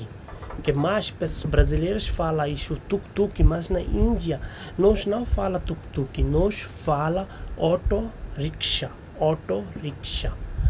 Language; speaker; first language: Portuguese; non-native, learner; Hindi